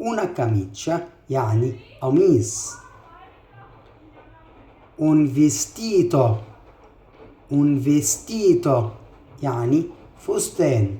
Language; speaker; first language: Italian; non-native, fluent; Arabic